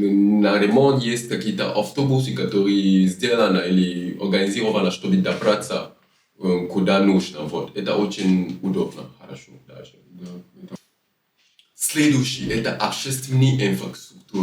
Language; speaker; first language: Russian; non-native, fluent; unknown